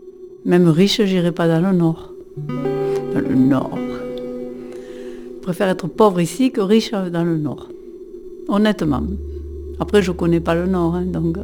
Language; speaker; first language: French; native; French